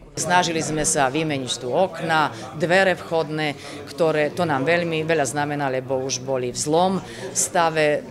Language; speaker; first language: Slovak; native; Slovak